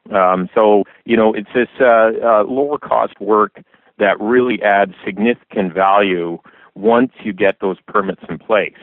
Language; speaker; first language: English; native; English